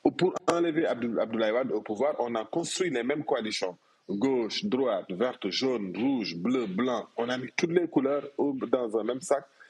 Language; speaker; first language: French; non-native, local second language; Wolof